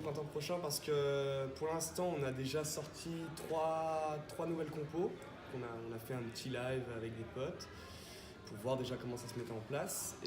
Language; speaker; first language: French; native; French